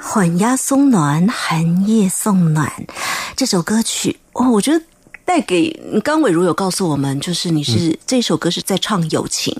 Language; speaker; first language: Chinese; native; Chinese